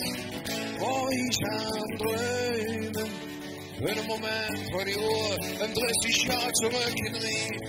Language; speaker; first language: German; native; German